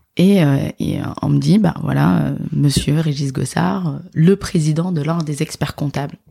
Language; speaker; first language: French; non-native, local second language; Arabic